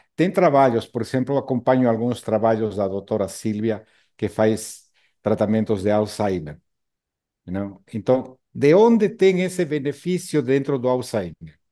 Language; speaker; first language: Portuguese; non-native, fluent; Spanish